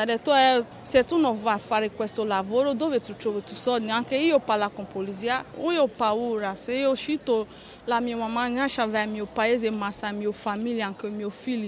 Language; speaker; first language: Italian; non-native, learner; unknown